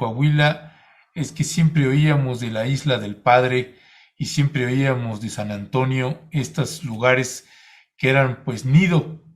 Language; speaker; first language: Spanish; native; Spanish